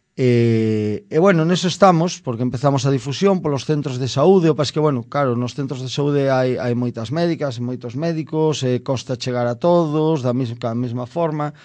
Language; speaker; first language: Galician; non-native, local second language; Spanish